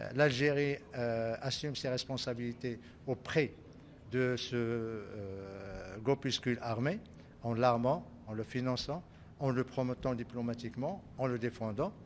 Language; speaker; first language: French; non-native, local second language; Arabic